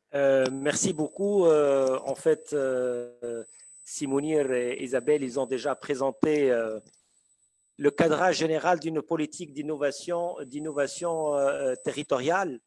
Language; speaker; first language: French; non-native, local second language; Arabic